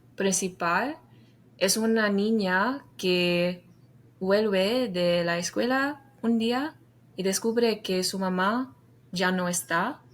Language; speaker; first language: Spanish; non-native, fluent; English